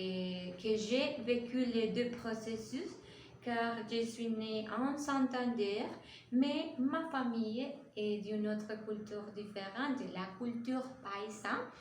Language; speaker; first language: French; non-native, learner; Spanish